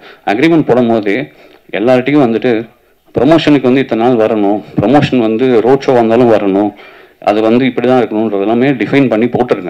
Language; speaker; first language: Tamil; native; Tamil